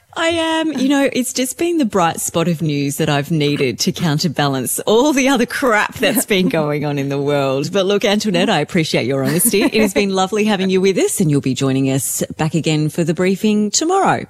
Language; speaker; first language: English; native; English